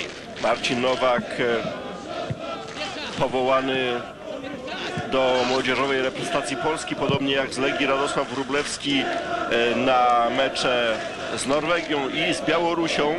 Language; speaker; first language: Polish; native; Polish